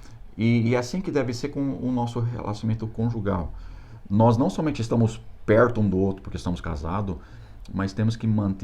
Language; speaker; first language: Portuguese; non-native, fluent; English